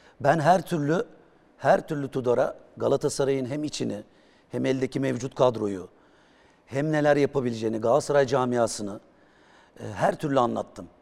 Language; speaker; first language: Turkish; native; Turkish